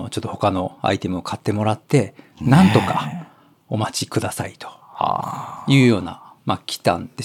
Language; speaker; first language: Japanese; native; Japanese